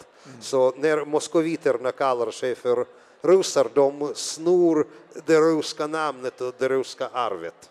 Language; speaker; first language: Swedish; non-native, fluent; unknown